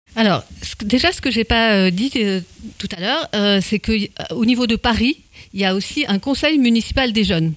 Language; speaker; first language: French; native; French